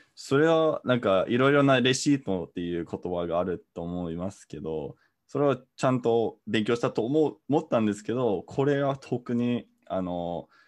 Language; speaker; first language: Japanese; non-native, fluent; English